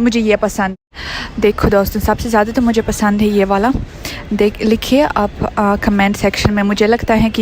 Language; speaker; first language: Hindi; non-native, fluent; Russian